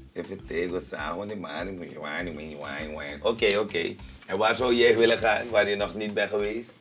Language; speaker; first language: Dutch; native; Dutch